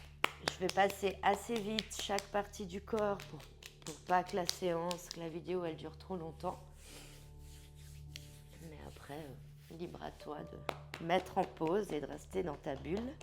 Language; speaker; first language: French; native; French